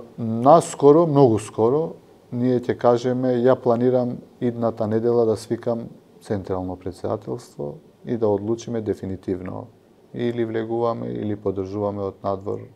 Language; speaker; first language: Macedonian; non-native, local second language; Albanian